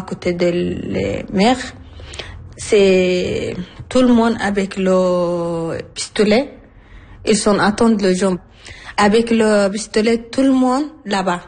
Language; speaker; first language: French; non-native, learner; Arabic